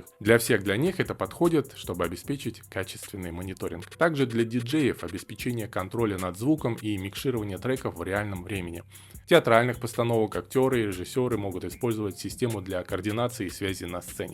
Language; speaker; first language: Russian; native; Russian